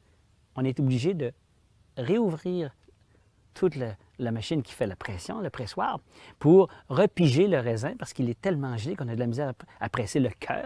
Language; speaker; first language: French; native; French